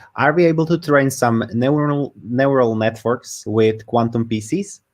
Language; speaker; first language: English; non-native, fluent; Slovak